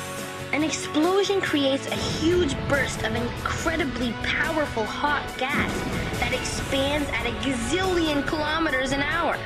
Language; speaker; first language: English; native; English